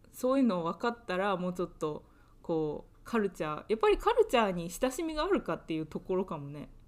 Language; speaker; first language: Japanese; native; Japanese